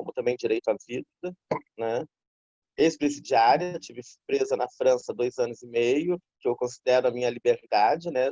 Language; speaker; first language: Portuguese; native; Portuguese